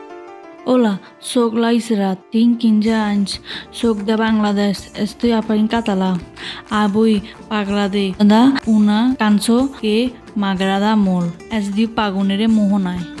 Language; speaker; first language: Catalan; non-native, learner; Bangla